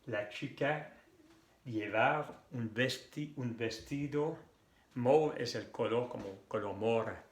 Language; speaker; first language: Spanish; non-native, fluent; French